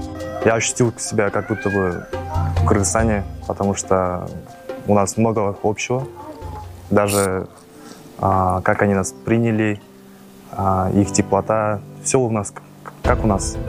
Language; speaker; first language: Russian; non-native, local second language; Kyrgyz